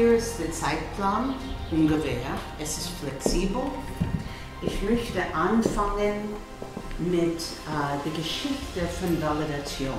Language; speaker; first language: German; non-native, fluent; English